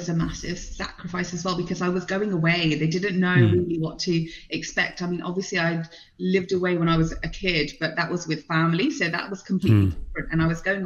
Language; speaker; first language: English; non-native, local second language; Punjabi